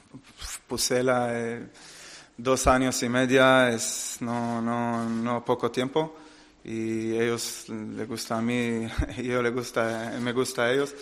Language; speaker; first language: Spanish; non-native, learner; Hebrew